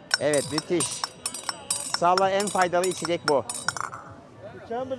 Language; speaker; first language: Turkish; native; Turkish